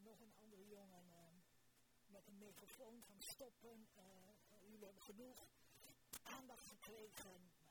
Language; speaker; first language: Dutch; early bilingual, other home language; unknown